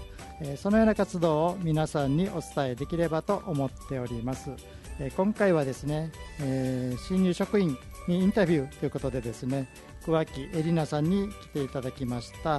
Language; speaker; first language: Japanese; native; Japanese